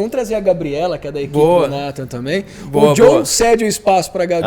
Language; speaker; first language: Portuguese; native; Portuguese